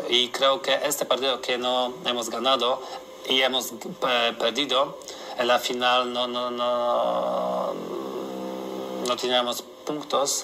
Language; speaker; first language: Spanish; non-native, learner; Polish